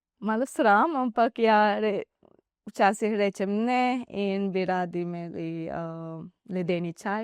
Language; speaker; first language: Slovenian; non-native, learner; Divehi